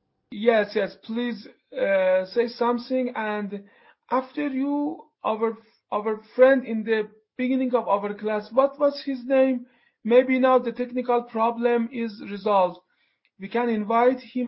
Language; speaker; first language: English; non-native, fluent; Persian